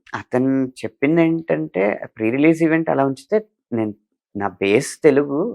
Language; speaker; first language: Telugu; native; Telugu